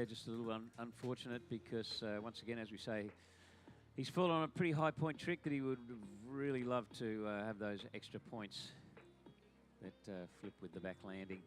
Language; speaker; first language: English; native; English